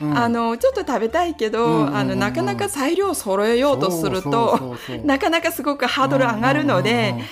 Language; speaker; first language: Japanese; non-native, fluent; Korean